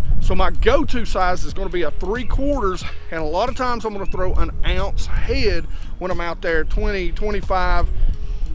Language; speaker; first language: English; native; English